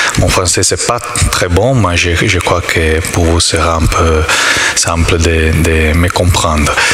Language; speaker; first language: French; non-native, learner; Italian